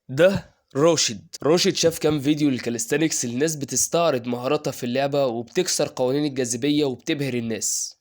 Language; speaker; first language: Arabic; native; Arabic